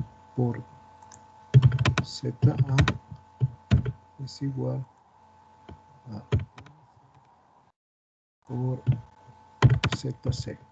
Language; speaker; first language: Spanish; native; Spanish